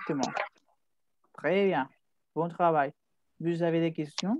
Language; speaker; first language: French; non-native, fluent; Spanish